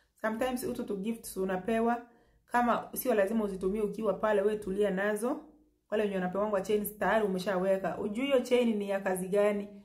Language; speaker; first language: Swahili; native; Swahili